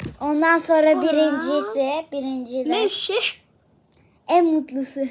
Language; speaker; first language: Turkish; native; Turkish